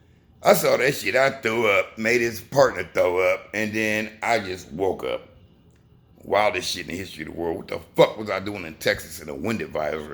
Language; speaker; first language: English; native; English